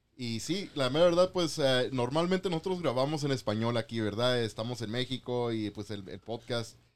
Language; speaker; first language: Spanish; native; Spanish